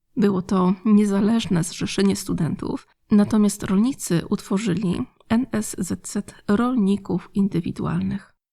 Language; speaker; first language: Polish; native; Polish